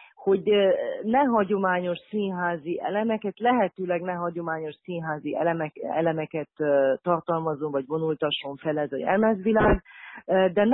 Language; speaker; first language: Hungarian; native; Hungarian